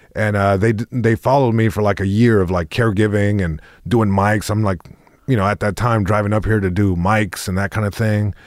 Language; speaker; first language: English; early bilingual, other home language; Spanish